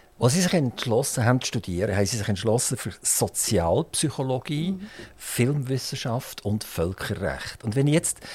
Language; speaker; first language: German; native; German